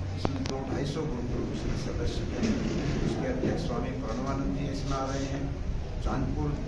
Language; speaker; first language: Hindi; native; Hindi